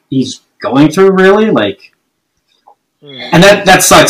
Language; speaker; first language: English; native; English